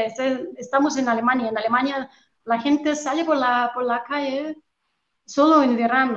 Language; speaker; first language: Spanish; non-native, fluent; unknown